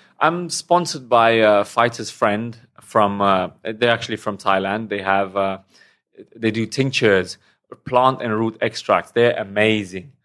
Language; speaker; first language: English; non-native, fluent; Romanian